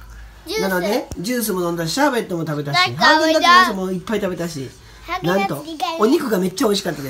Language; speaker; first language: Japanese; native; Japanese